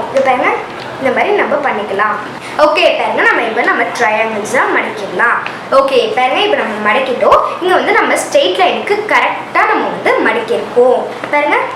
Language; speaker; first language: Tamil; native; Tamil